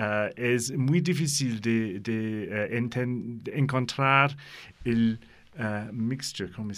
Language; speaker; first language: Spanish; non-native, learner; English